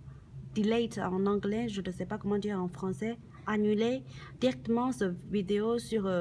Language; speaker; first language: French; non-native, learner; Chinese